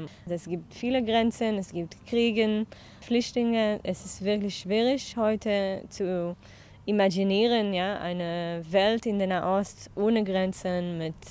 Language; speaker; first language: German; non-native, learner; Hebrew